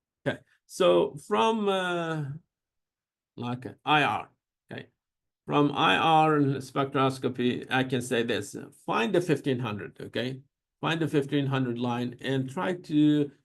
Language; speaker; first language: English; non-native, fluent; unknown